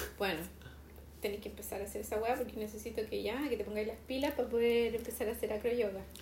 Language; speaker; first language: Spanish; native; Spanish